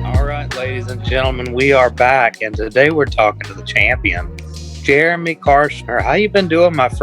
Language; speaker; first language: English; native; English